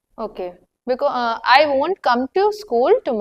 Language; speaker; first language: English; non-native, learner; Hindi